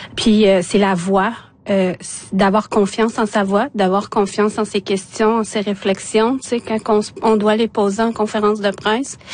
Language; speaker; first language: French; non-native, local second language; Innu-aimun